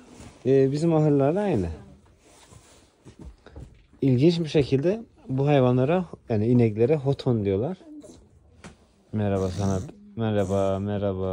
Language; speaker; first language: Turkish; native; Turkish